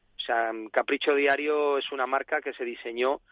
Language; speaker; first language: Spanish; native; Spanish